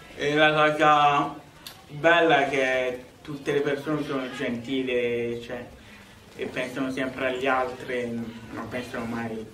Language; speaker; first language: Italian; early bilingual, other home language; Lingala